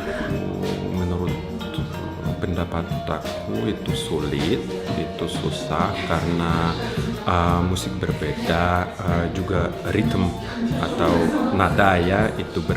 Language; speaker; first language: Indonesian; non-native, fluent; Russian